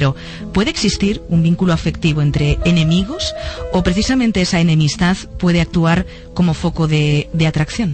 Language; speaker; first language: Spanish; native; Spanish